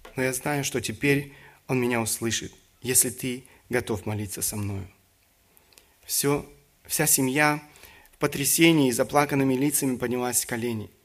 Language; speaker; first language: Russian; early bilingual, other home language; German